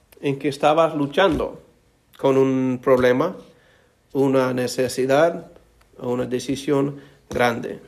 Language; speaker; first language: Spanish; non-native, fluent; English